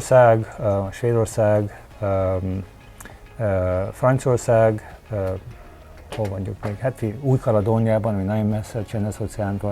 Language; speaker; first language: Hungarian; early bilingual, heritage; Hungarian